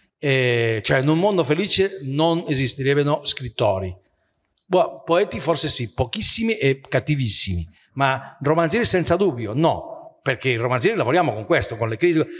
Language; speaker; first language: Italian; non-native, fluent; Spanish